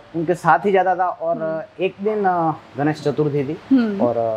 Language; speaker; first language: Hindi; non-native, local second language; Kachhi